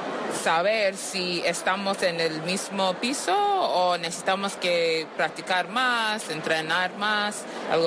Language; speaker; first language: Spanish; non-native, learner; English